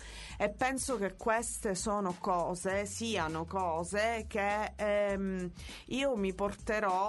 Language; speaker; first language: Italian; native; Italian